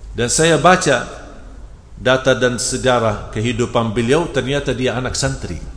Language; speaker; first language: Indonesian; non-native, fluent; Arabic